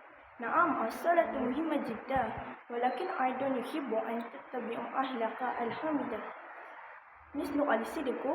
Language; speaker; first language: Arabic; non-native, learner; Malay